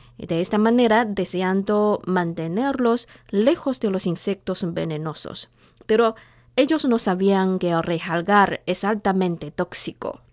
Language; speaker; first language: Spanish; non-native, fluent; Chinese